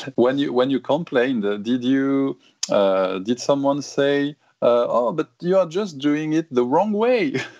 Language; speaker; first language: English; non-native, fluent; French